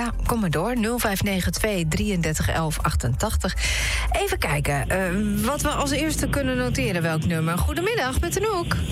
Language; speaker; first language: Dutch; native; Dutch